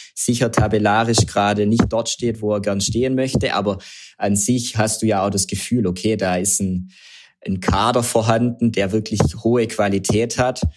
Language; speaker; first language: German; native; German